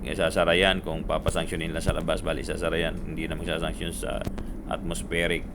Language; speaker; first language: Filipino; native; Filipino